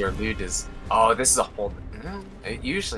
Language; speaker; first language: English; native; English